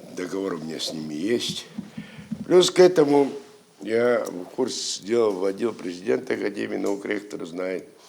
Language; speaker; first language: Russian; non-native, local second language; Abkhazian